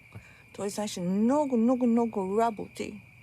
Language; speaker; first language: Bulgarian; early bilingual, heritage; Bulgarian